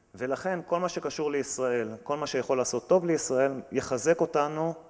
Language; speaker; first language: Hebrew; native; Hebrew